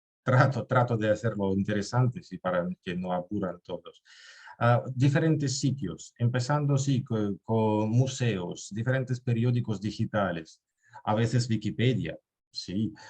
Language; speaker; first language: Spanish; non-native, fluent; Russian